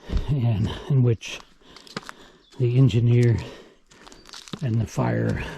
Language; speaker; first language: English; native; English